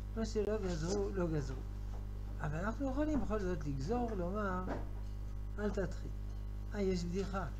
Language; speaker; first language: Hebrew; non-native, fluent; French